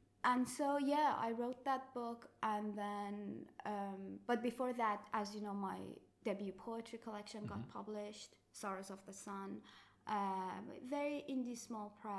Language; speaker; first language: English; non-native, fluent; Persian